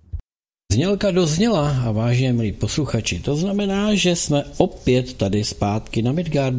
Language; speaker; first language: Czech; native; Czech